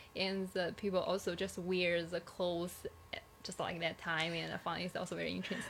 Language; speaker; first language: English; non-native, learner; Chinese